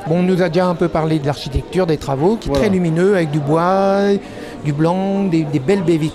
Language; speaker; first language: French; native; French